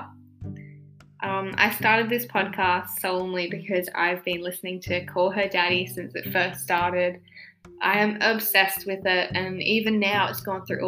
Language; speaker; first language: English; native; English